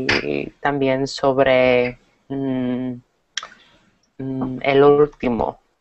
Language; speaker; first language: Spanish; non-native, learner; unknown